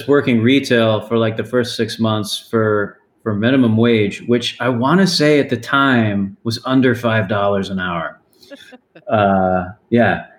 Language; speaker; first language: English; native; English